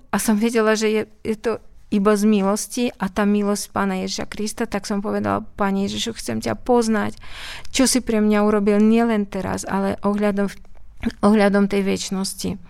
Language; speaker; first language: Slovak; non-native, fluent; Russian